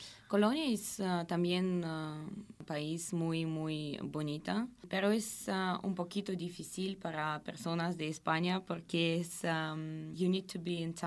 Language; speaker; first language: Spanish; non-native, learner; Russian